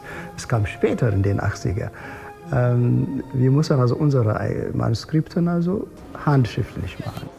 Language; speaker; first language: German; non-native, fluent; Amharic